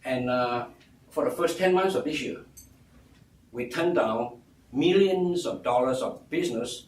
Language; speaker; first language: English; non-native, local second language; Min Nan Chinese